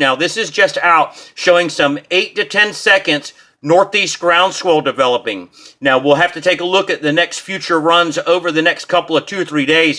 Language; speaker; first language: English; native; English